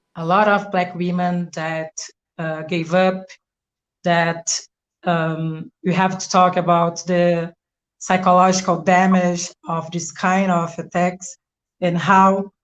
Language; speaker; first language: English; non-native, fluent; Portuguese